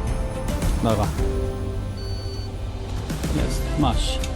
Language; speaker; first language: Polish; non-native, learner; French